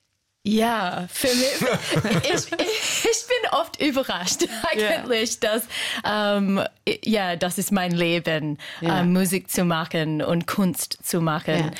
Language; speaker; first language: German; non-native, fluent; English